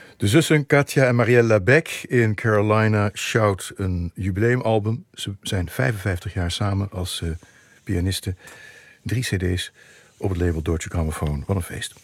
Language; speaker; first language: Dutch; native; Dutch